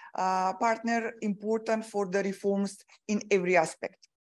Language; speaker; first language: English; non-native, fluent; Macedonian